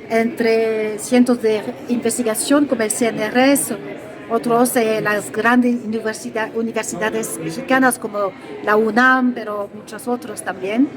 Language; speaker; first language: Spanish; non-native, fluent; French